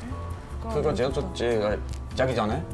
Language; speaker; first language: Korean; non-native, fluent; English